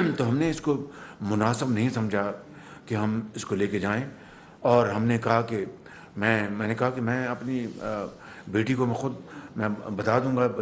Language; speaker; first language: Urdu; non-native, local second language; Punjabi